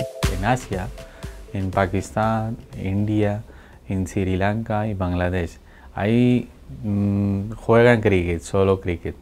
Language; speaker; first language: Spanish; non-native, learner; Urdu